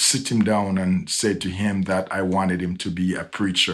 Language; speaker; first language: English; non-native, local second language; Jamaican Creole English